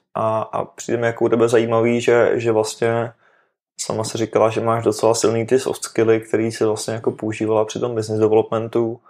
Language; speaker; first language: Czech; native; Czech